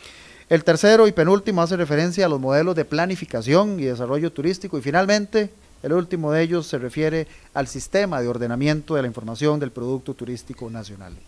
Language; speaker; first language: Spanish; native; Spanish